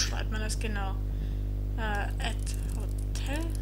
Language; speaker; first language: Swedish; non-native, learner; German